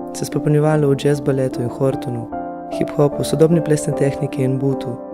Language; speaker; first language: Slovenian; early bilingual, other home language; Russian